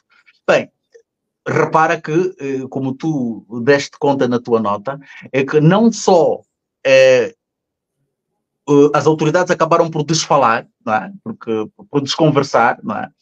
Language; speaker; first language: Portuguese; native; Portuguese